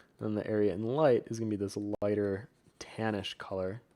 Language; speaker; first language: English; native; English